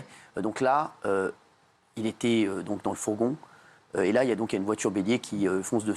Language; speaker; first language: French; native; French